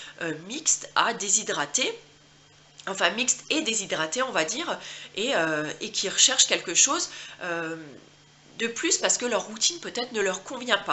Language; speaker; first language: French; native; French